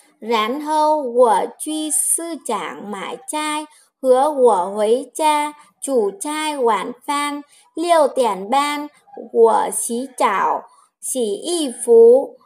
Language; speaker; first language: Chinese; non-native, learner; Vietnamese